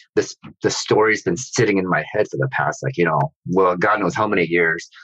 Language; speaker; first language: English; native; English